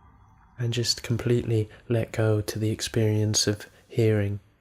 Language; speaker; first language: English; native; English